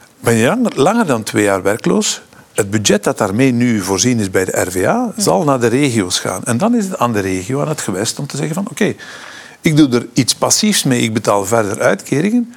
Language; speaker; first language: Dutch; native; Dutch